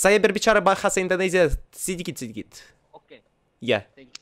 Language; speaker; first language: Indonesian; non-native, learner; Russian